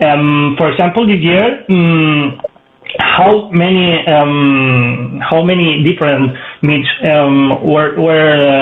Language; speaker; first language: English; non-native, learner; Spanish